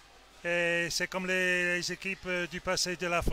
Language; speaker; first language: French; non-native, fluent; English